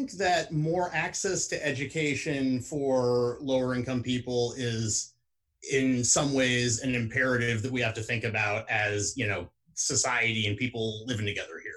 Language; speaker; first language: English; native; English